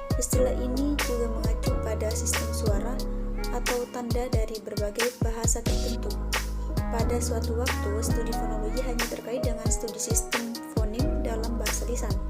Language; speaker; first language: Indonesian; non-native, local second language; Madurese